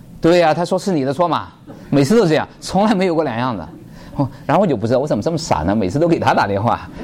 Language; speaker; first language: Chinese; native; Chinese